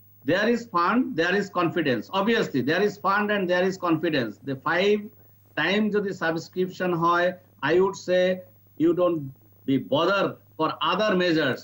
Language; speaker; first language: English; non-native, local second language; Bangla